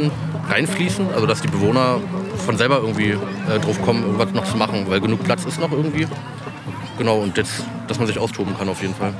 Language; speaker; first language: German; native; German